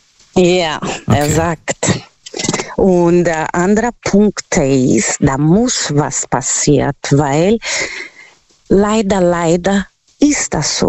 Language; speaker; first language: German; non-native, fluent; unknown